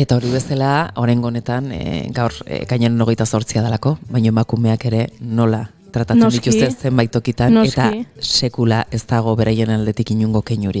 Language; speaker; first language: Basque; native; Basque